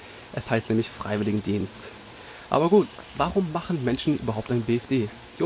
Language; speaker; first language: German; native; German